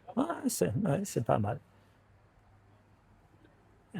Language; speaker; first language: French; non-native, learner; English